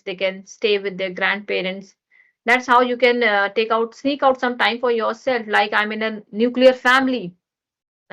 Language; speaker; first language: English; non-native, learner; Hindi